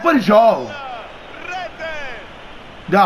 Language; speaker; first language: Italian; native; Italian